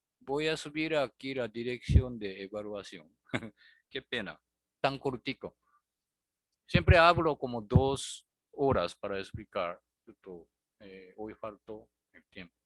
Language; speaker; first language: Spanish; non-native, learner; Japanese